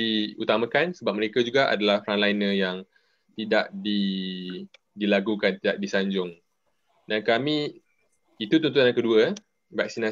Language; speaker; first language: Malay; native; Malay